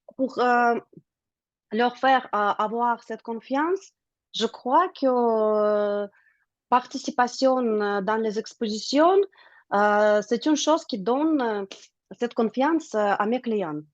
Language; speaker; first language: French; non-native, learner; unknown